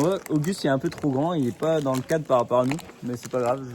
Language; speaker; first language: French; native; French